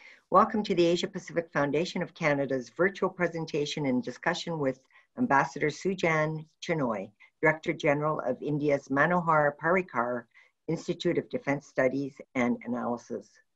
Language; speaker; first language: English; native; English